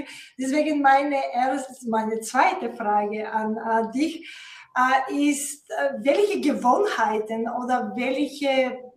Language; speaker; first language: German; non-native, fluent; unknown